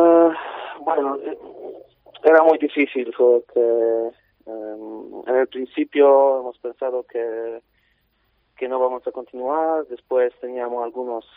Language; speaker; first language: Spanish; non-native, fluent; Polish